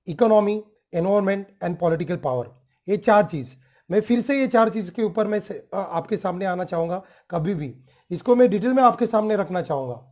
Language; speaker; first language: Hindi; non-native, local second language; Marathi